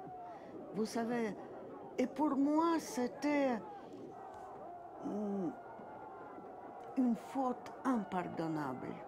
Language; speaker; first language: French; non-native, fluent; Russian